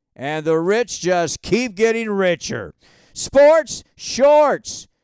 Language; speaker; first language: English; native; English